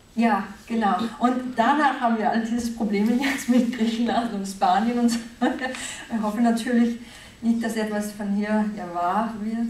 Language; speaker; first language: German; non-native, fluent; Danish